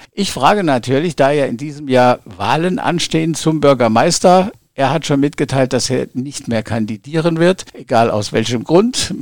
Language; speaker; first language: German; native; German